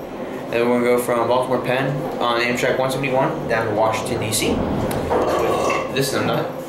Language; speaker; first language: English; native; English